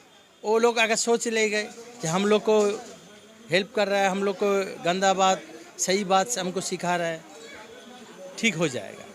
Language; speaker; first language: Hindi; non-native, local second language; Bangla